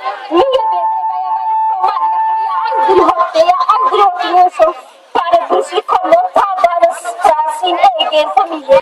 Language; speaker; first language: Norwegian; non-native, learner; Somali